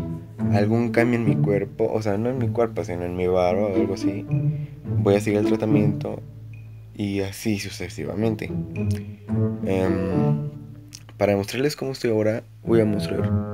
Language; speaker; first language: Spanish; native; Spanish